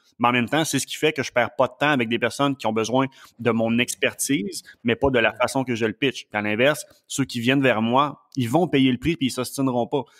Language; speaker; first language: French; native; French